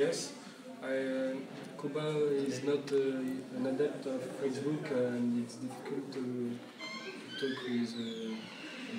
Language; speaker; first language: English; non-native, learner; French